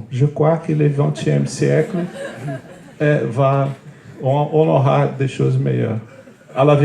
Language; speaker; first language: French; non-native, fluent; Portuguese